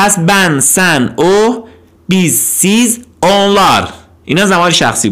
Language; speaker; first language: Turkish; non-native, fluent; Persian